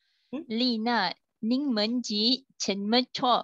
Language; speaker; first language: Chinese; non-native, learner; Malay